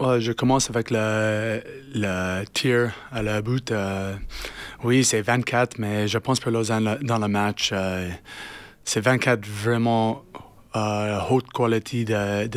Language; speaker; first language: French; non-native, learner; English